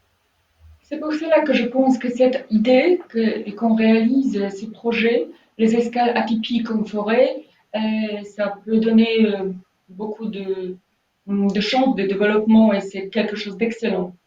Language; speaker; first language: French; non-native, fluent; Polish